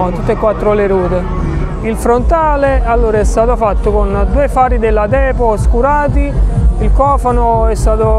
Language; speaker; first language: Italian; native; Italian